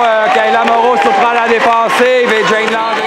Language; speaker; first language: French; native; French